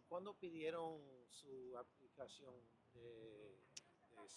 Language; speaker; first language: Spanish; non-native, fluent; English